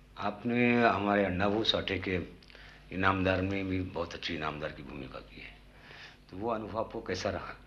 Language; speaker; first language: Hindi; non-native, local second language; Marathi